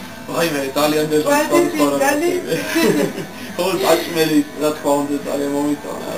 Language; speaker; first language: Georgian; non-native, learner; English